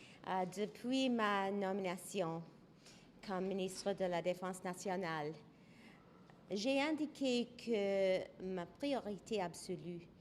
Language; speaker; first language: French; non-native, local second language; English